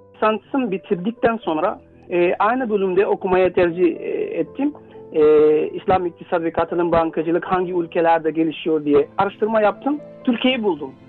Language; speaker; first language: Turkish; non-native, fluent; Indonesian